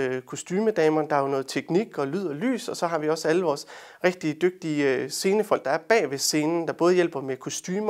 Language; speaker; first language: Danish; native; Danish